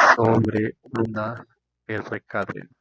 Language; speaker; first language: Spanish; native; Spanish